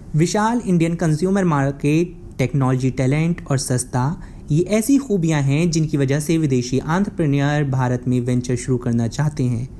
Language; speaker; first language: Hindi; native; Hindi